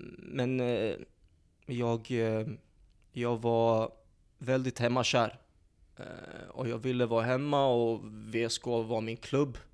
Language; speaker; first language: Swedish; early bilingual, other home language; Bosnian